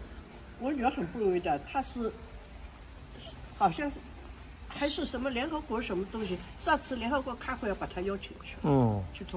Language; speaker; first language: Chinese; non-native, local second language; Wu Chinese